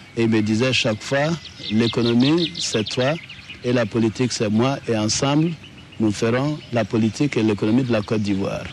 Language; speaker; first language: French; non-native, local second language; Dyula